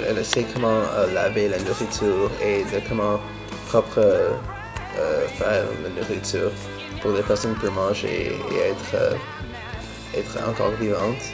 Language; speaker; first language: French; non-native, learner; English